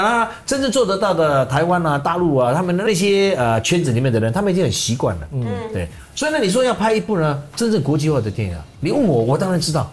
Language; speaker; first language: Chinese; native; Chinese